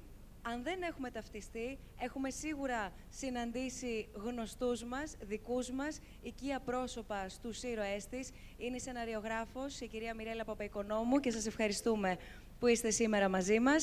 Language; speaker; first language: Greek; native; Greek